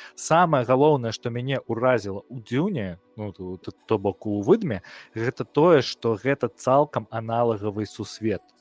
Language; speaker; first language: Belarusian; non-native, local second language; Russian